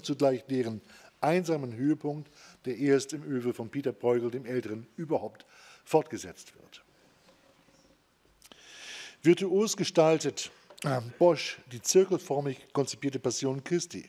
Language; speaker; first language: German; native; German